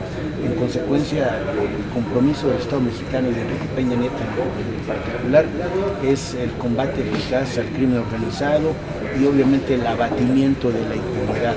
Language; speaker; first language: Spanish; native; Spanish